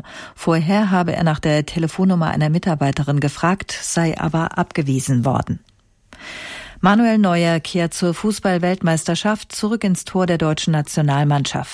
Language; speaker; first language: German; native; German